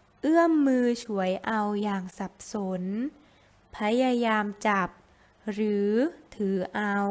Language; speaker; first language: Thai; native; Thai